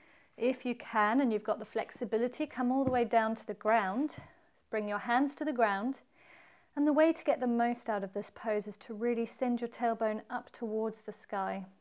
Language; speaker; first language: English; native; English